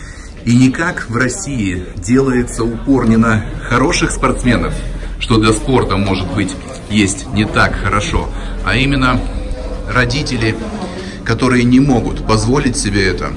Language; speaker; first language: Russian; native; Russian